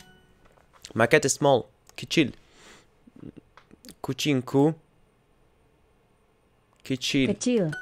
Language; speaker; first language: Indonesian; non-native, learner; Russian